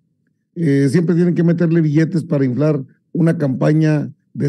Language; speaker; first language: Spanish; native; Spanish